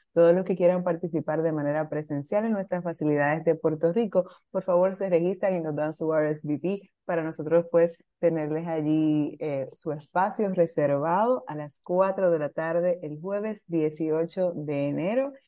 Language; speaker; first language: Spanish; native; Spanish